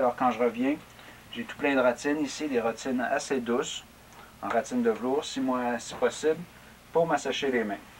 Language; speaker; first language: French; native; French